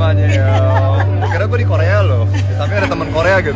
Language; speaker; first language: Indonesian; native; Indonesian